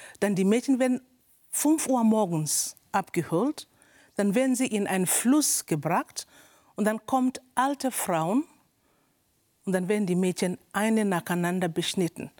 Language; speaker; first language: German; non-native, learner; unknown